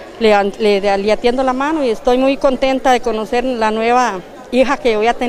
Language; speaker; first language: Spanish; native; Spanish